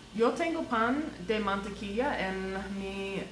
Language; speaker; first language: Spanish; non-native, learner; English